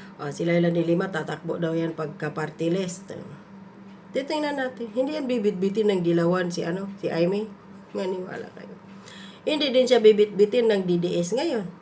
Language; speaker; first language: Filipino; non-native, local second language; Cebuano